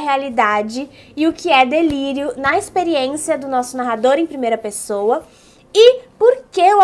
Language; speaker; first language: Portuguese; native; Portuguese